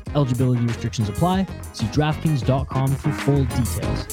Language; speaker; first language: English; native; English